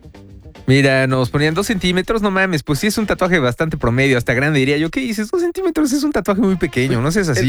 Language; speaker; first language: Spanish; native; Spanish